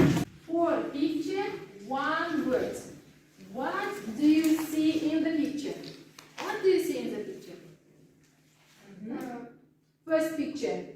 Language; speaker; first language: English; non-native, learner; Kazakh